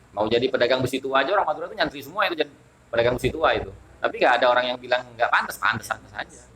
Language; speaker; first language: Indonesian; non-native, local second language; Madurese